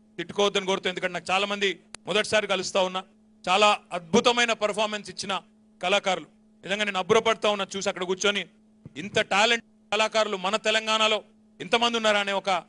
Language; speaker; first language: Telugu; native; Telugu